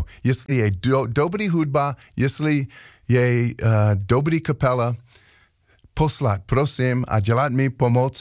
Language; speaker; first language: Czech; non-native, learner; English